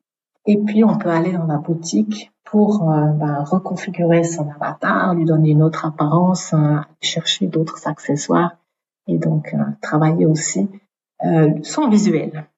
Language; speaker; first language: French; native; French